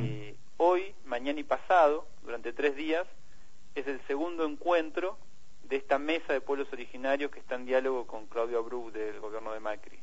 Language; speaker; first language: Spanish; native; Spanish